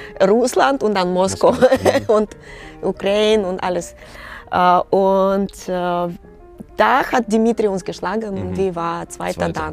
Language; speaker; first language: German; non-native, fluent; Russian